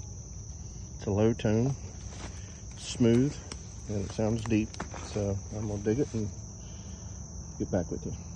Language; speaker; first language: English; native; English